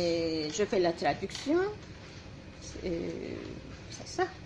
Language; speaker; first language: French; non-native, fluent; Turkish